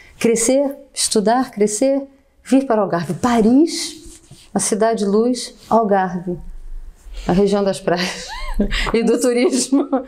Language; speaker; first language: Portuguese; native; Portuguese